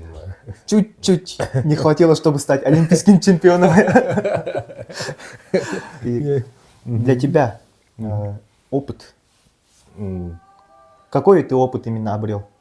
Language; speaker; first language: Russian; non-native, local second language; Yakut